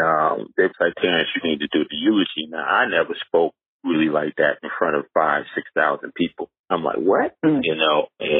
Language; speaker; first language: English; native; English